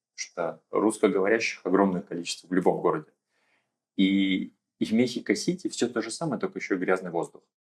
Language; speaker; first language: Russian; native; Russian